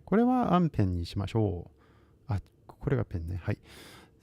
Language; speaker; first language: Japanese; non-native, fluent; English